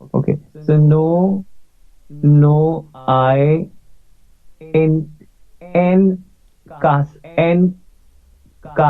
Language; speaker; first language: Spanish; non-native, learner; English